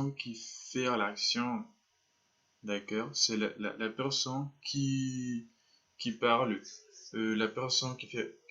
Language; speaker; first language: French; non-native, fluent; Spanish